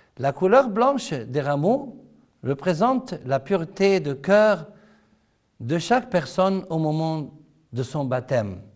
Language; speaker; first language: French; non-native, fluent; Arabic